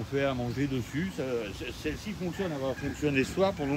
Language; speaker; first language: French; native; French